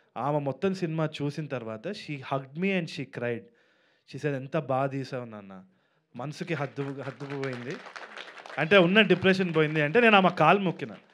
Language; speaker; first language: Telugu; native; Telugu